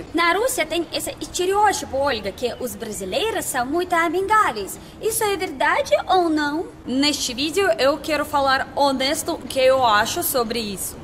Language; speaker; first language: Portuguese; non-native, learner; Russian